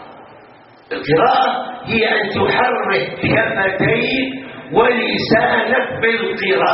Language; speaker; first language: Arabic; native; Arabic